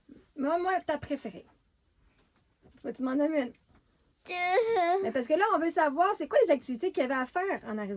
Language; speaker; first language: French; native; French